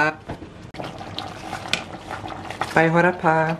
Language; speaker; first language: Thai; early bilingual, heritage; Thai